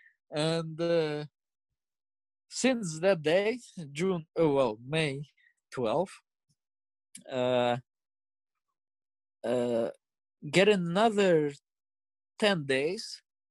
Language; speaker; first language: English; non-native, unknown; Russian